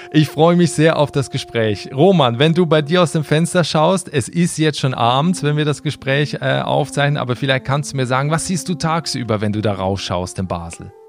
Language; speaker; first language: German; native; German